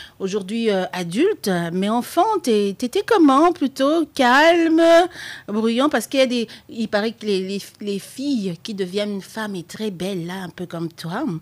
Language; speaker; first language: French; non-native, local second language; Lingala